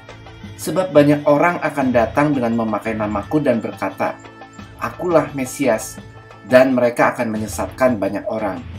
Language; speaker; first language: Indonesian; native; Indonesian